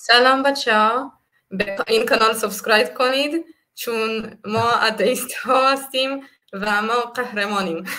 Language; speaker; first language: Persian; non-native, fluent; Hebrew